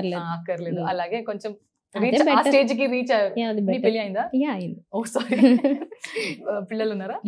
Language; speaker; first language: Telugu; non-native, learner; Kannada